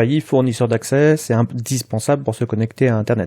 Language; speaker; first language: French; native; French